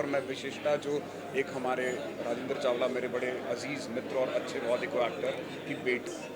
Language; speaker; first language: Hindi; native; Hindi